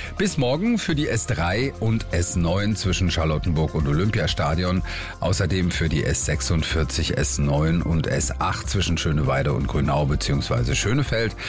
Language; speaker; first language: German; native; German